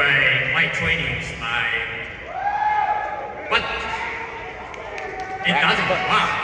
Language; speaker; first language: English; non-native, learner; Japanese